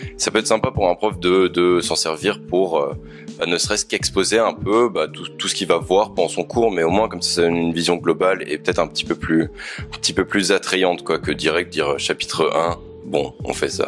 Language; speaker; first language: French; native; French